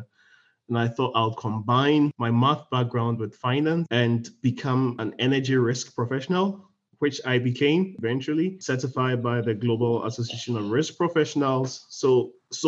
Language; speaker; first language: English; non-native, local second language; Akan